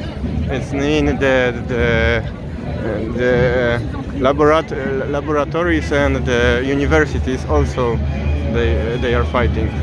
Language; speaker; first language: English; non-native, fluent; Polish